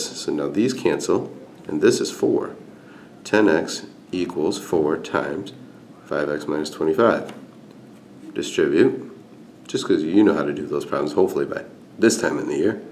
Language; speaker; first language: English; native; English